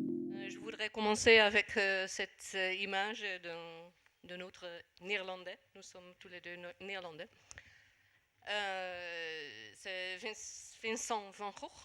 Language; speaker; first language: French; non-native, fluent; Dutch